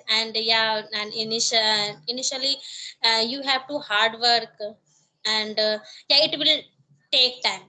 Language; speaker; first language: English; non-native, learner; Hindi